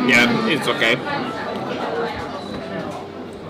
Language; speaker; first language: English; non-native, learner; Italian